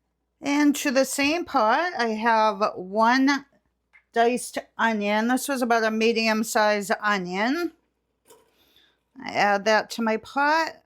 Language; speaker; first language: English; native; English